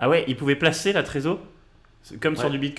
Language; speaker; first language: French; native; French